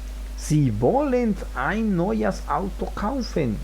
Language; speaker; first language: German; non-native, fluent; Spanish